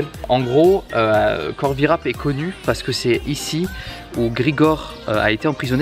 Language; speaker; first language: French; native; French